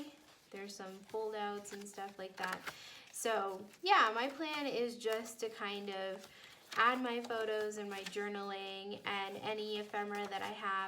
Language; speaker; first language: English; native; English